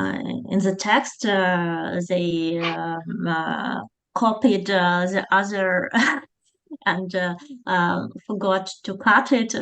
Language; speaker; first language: English; non-native, fluent; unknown